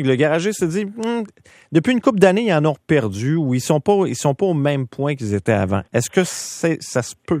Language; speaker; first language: French; native; French